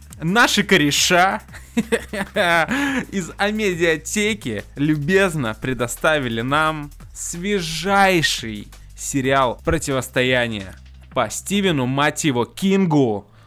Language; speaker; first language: Russian; native; Russian